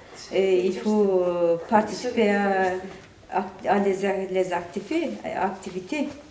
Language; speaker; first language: French; non-native, learner; Turkish